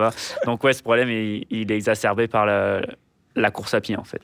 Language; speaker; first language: French; native; French